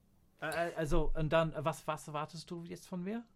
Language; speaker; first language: German; non-native, fluent; English